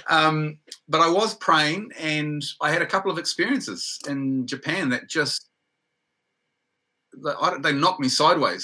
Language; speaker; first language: English; native; English